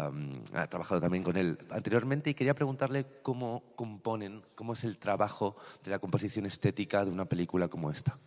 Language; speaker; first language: Spanish; native; Spanish